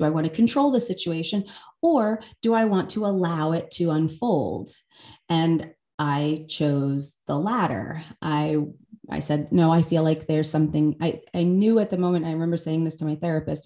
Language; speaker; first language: English; native; English